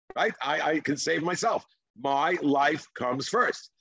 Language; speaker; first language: English; non-native, fluent; Hebrew